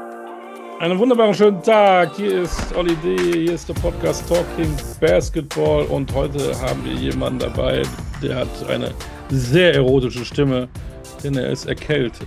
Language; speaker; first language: German; native; German